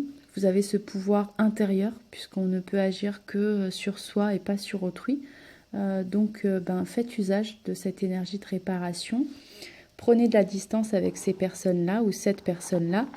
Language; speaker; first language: French; native; French